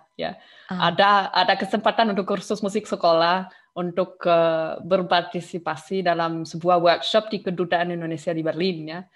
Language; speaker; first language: Indonesian; non-native, fluent; German